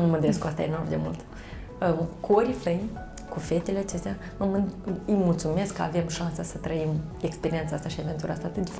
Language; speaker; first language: Romanian; native; Romanian